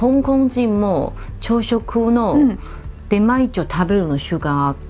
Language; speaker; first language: Japanese; non-native, fluent; Chinese